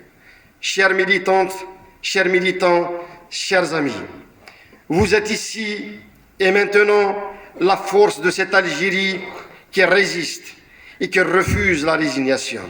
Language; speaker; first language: French; non-native, local second language; Kabyle